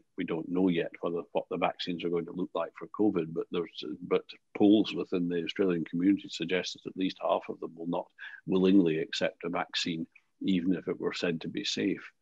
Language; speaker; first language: English; native; English